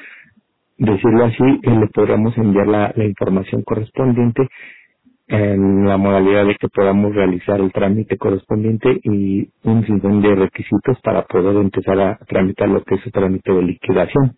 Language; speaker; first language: Spanish; native; Spanish